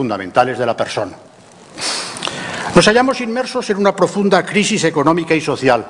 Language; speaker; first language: Spanish; native; Spanish